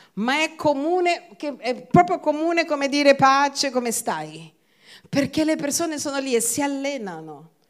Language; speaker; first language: Italian; non-native, fluent; Portuguese